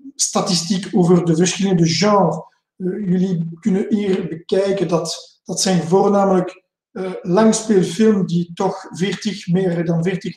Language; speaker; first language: Dutch; non-native, local second language; French